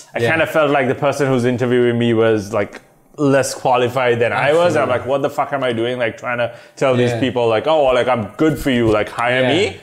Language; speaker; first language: English; non-native, local second language; Sinhala